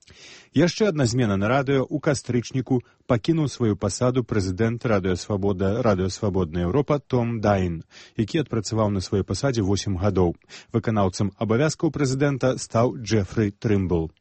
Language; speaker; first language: Belarusian; native; Belarusian